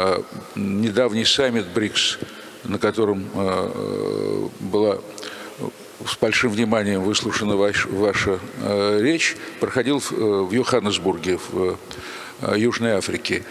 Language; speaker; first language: Russian; native; Russian